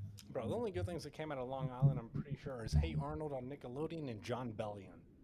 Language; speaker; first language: English; native; English